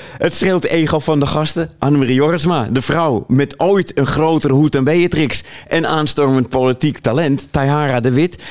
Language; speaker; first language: Dutch; native; Dutch